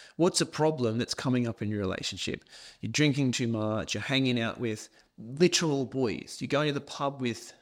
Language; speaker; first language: English; native; English